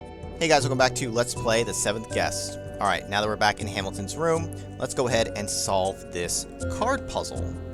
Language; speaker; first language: English; native; English